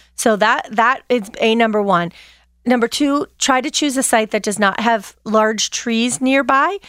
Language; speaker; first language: English; native; English